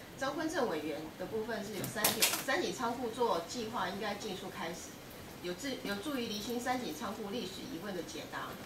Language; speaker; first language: Chinese; native; Chinese